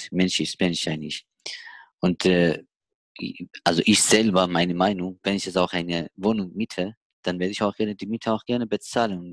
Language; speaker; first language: German; non-native, learner; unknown